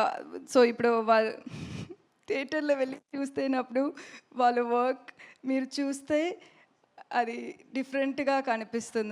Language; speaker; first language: Telugu; non-native, learner; Tamil